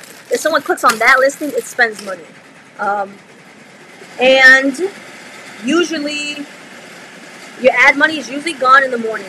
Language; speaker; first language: English; early bilingual, other home language; Spanish